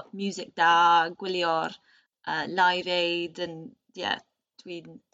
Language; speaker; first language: Welsh; non-native, learner; English